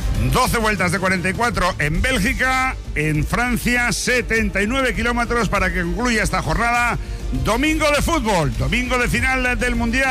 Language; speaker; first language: Spanish; native; Spanish